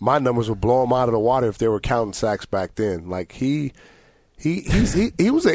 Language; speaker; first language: English; native; English